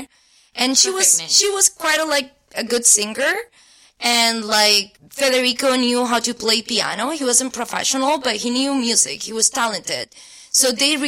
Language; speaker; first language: English; non-native, fluent; Spanish